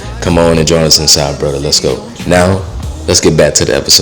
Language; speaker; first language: English; native; English